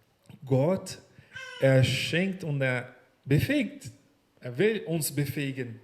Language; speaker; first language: German; non-native, learner; Portuguese